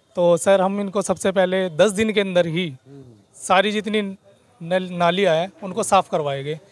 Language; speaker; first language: Hindi; native; Hindi